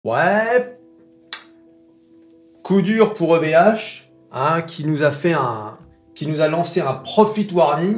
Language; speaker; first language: French; native; French